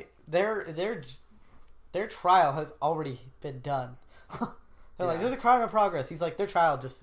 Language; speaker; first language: English; native; English